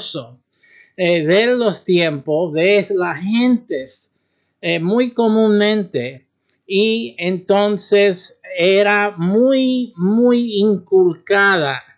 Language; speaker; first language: Spanish; early bilingual, heritage; Spanish